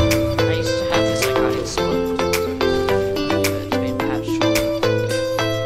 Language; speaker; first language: English; native; English